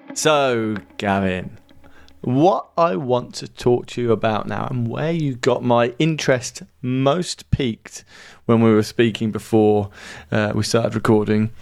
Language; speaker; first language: English; native; English